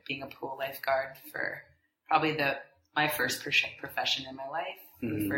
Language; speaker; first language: English; native; English